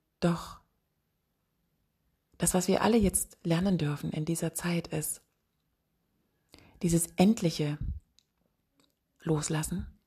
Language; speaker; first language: German; native; German